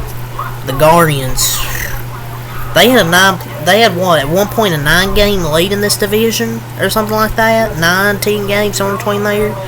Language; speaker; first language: English; native; English